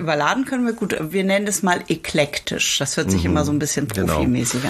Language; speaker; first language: German; native; German